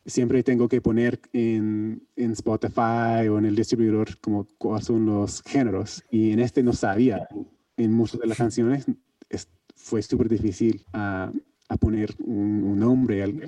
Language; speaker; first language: Spanish; non-native, learner; English